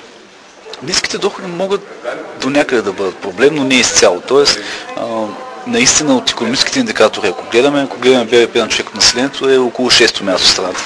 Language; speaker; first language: Bulgarian; native; Bulgarian